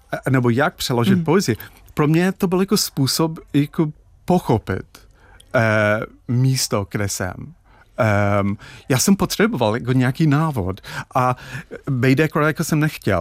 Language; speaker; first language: Czech; non-native, fluent; English